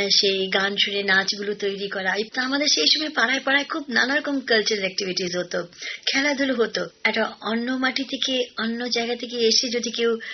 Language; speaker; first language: Bangla; non-native, local second language; Hindi